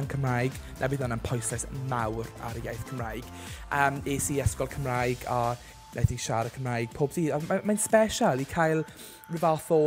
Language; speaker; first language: Welsh; non-native, local second language; English